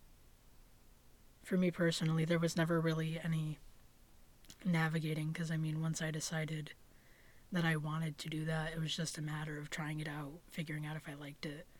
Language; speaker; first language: English; native; English